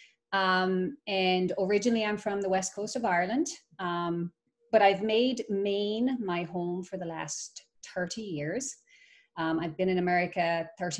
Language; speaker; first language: English; native; English